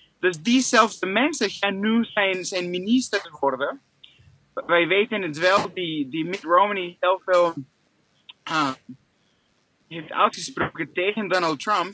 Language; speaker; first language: Dutch; non-native, fluent; English